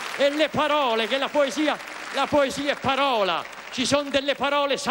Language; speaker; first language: Italian; native; Italian